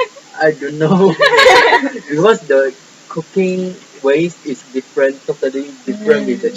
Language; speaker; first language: English; non-native, local second language; Malay